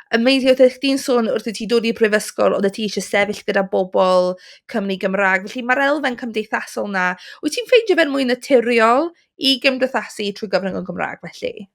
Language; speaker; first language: Welsh; non-native, local second language; English